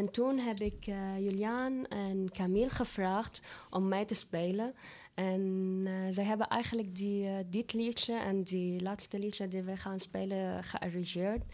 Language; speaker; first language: Dutch; non-native, learner; Arabic